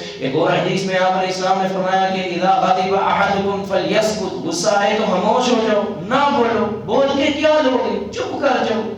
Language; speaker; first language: Urdu; non-native, local second language; Punjabi